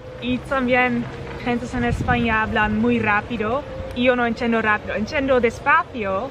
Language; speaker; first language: Spanish; non-native, learner; Dutch